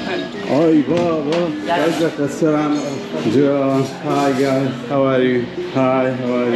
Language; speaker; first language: English; non-native, learner; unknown